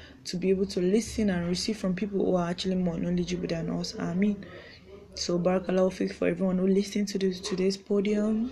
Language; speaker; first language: English; non-native, local second language; Yoruba